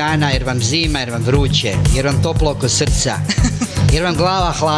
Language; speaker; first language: Croatian; native; Croatian